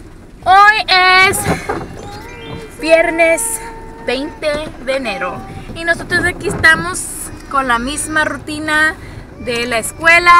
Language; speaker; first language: Spanish; early bilingual, heritage; Spanish